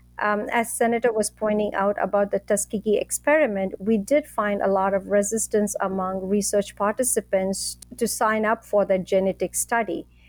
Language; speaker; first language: English; non-native, local second language; Tamil